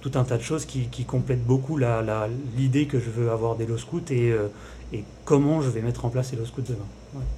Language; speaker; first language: French; native; French